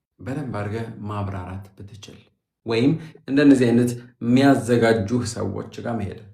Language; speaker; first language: Amharic; native; Amharic